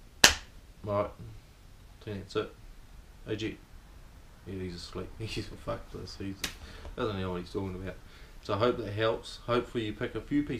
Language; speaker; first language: English; native; English